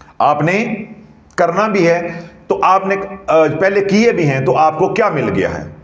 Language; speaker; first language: Urdu; native; Urdu